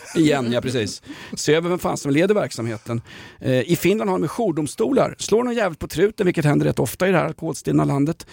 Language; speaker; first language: Swedish; native; Swedish